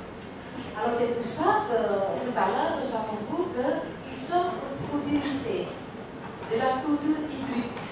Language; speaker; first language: French; non-native, fluent; Indonesian